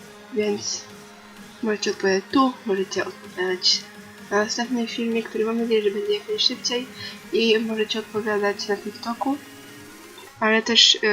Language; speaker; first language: Polish; native; Polish